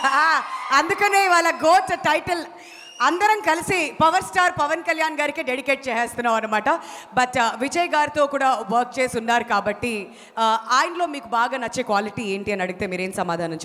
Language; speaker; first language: Telugu; native; Telugu